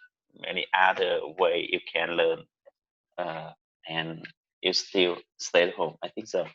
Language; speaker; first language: English; non-native, learner; Vietnamese